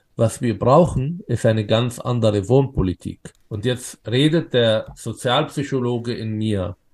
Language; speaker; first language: German; non-native, fluent; Arabic